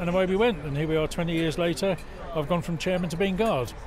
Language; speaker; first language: English; native; English